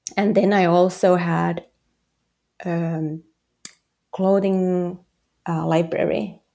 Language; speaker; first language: English; non-native, fluent; Finnish